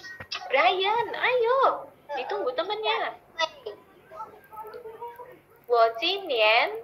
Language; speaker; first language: Chinese; non-native, fluent; Indonesian